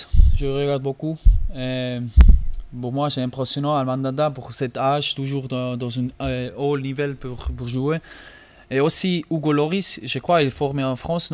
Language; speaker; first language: French; non-native, learner; German